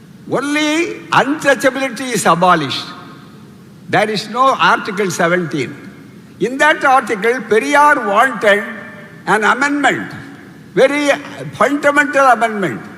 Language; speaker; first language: English; non-native, local second language; Tamil